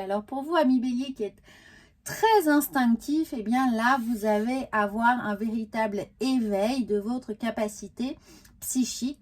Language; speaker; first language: French; native; French